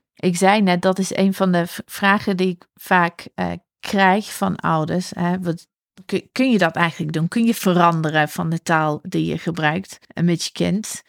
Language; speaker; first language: Dutch; non-native, fluent; English